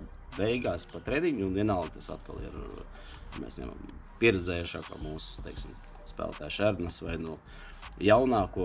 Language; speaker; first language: Latvian; non-native, local second language; Russian